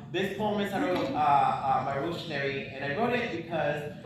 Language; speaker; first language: English; early bilingual, other home language; Spanish